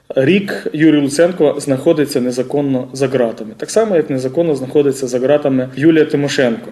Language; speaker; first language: Ukrainian; native; Ukrainian